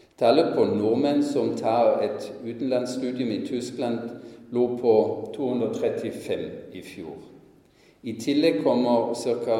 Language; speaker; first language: Norwegian; non-native, fluent; German